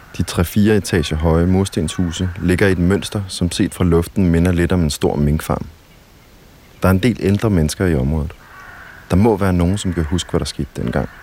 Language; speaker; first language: Danish; native; Danish